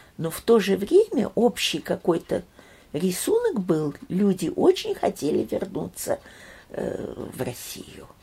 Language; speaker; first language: Russian; early bilingual, heritage; Russian